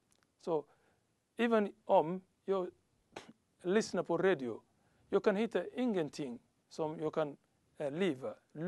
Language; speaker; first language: Swedish; non-native, learner; Somali